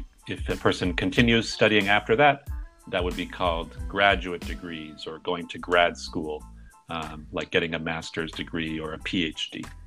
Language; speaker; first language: English; native; English